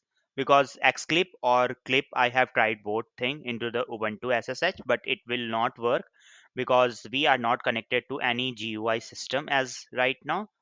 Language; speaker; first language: English; non-native, local second language; Hindi